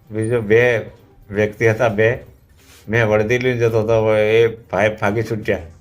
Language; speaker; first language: Gujarati; non-native, local second language; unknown